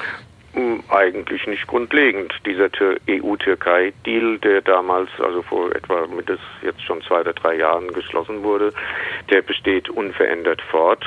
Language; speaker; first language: German; native; German